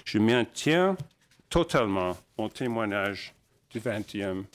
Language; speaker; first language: French; non-native, local second language; English